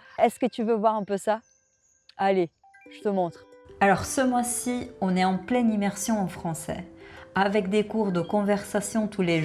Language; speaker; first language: French; non-native, fluent; Portuguese